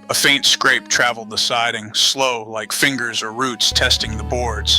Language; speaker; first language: English; native; English